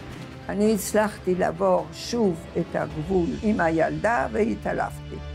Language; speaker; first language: Hebrew; non-native, fluent; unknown